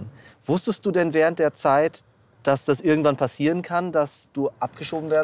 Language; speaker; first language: German; native; German